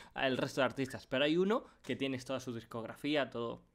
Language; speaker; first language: Spanish; native; Spanish